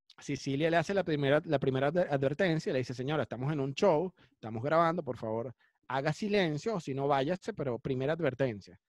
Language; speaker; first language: Spanish; native; Spanish